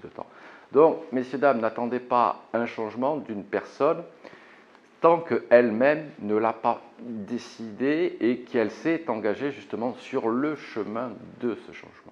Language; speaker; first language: French; native; French